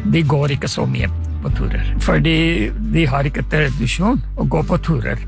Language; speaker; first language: Norwegian; non-native, fluent; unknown